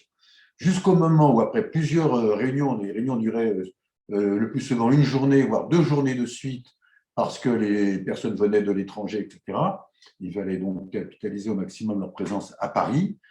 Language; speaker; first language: French; native; French